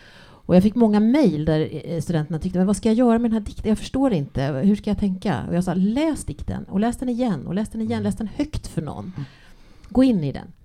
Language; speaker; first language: Swedish; early bilingual, other home language; English